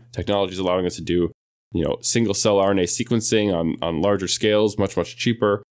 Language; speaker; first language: English; native; English